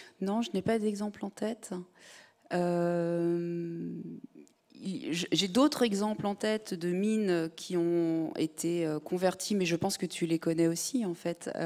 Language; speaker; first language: French; native; French